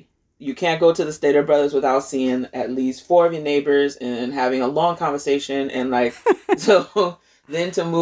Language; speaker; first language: English; native; English